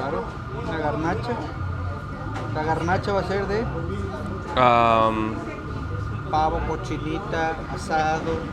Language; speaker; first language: Spanish; native; Spanish